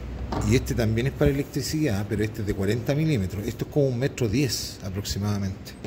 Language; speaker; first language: Spanish; native; Spanish